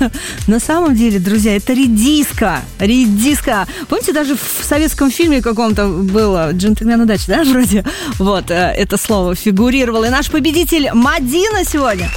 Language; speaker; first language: Russian; native; Russian